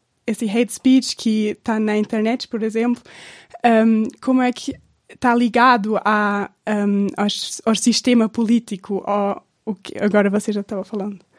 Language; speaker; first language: Portuguese; non-native, fluent; German